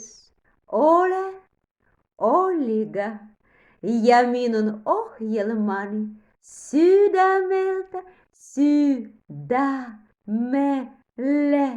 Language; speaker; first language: Finnish; non-native, learner; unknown